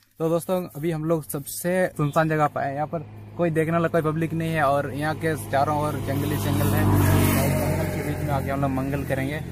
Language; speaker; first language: Hindi; non-native, local second language; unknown